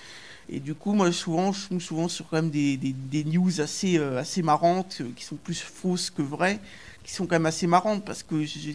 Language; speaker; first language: French; native; French